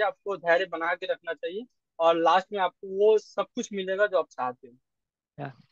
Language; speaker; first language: Hindi; native; Hindi